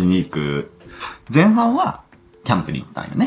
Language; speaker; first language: Japanese; native; Japanese